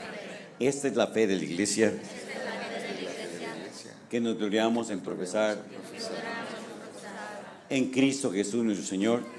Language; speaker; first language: Spanish; native; Spanish